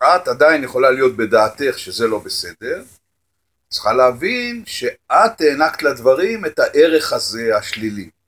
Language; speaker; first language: Hebrew; native; Hebrew